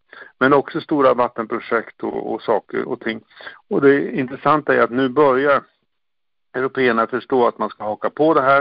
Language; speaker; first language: Swedish; native; Swedish